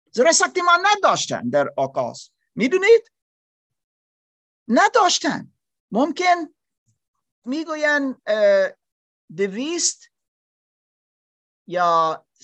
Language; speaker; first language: Persian; non-native, learner; German